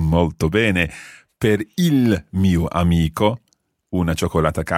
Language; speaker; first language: Italian; non-native, fluent; English